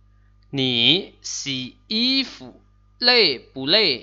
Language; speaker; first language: Chinese; non-native, fluent; Lao